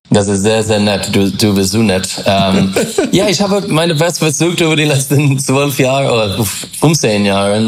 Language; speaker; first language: German; non-native, learner; English